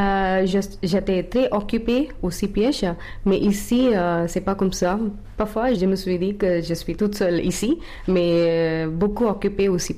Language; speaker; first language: French; non-native, learner; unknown